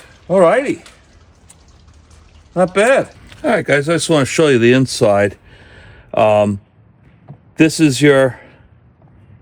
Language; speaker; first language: English; native; English